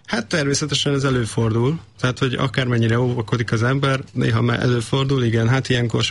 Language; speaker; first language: Hungarian; native; Hungarian